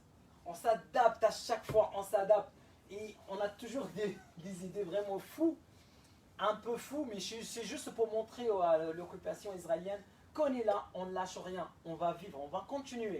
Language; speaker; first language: French; non-native, fluent; Arabic